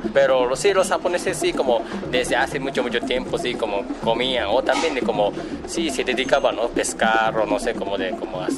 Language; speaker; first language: Spanish; non-native, fluent; Japanese